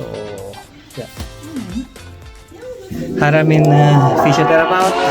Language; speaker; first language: Norwegian; non-native, learner; Filipino